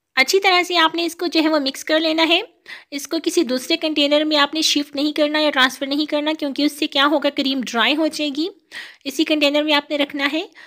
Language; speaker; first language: Urdu; native; Urdu